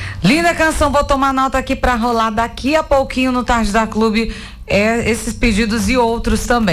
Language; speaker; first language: Portuguese; native; Portuguese